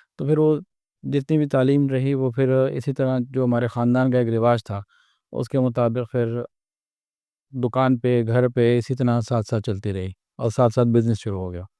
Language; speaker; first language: Urdu; native; Urdu